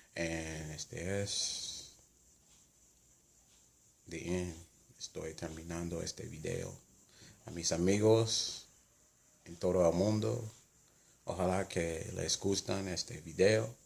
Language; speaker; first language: Spanish; non-native, learner; English